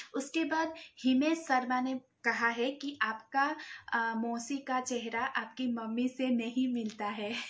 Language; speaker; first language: Hindi; non-native, local second language; Nepali